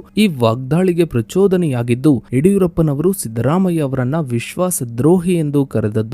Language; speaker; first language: Kannada; native; Kannada